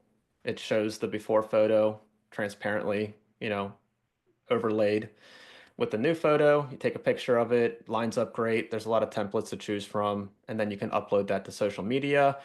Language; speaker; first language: English; native; English